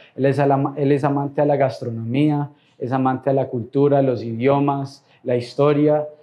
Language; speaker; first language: Spanish; early bilingual, heritage; Spanish